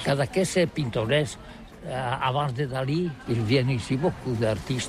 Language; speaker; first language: French; non-native, learner; Catalan